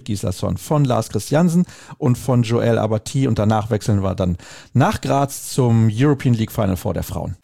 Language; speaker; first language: German; native; German